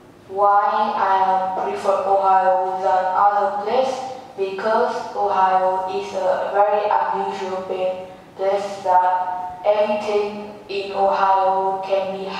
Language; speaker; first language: English; non-native, learner; Vietnamese